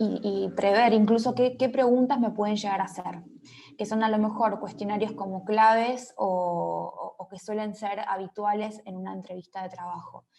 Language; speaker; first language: Spanish; native; Spanish